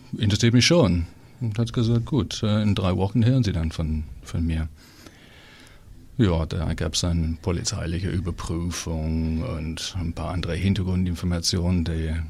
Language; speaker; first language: German; non-native, fluent; English